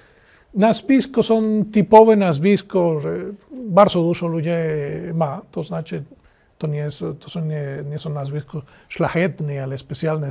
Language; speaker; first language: Polish; non-native, learner; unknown